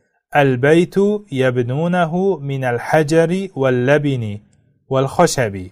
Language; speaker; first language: Arabic; non-native, fluent; Uzbek